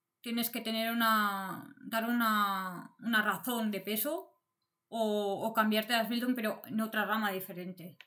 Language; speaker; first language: Spanish; native; Spanish